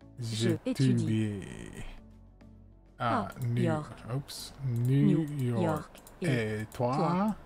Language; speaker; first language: French; non-native, learner; English